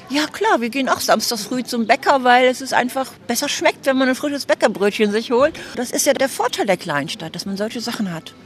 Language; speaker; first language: German; native; German